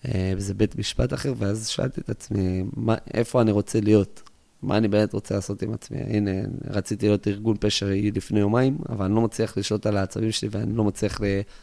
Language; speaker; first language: Hebrew; early bilingual, other home language; English